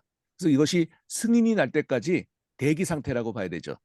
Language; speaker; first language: Korean; native; Korean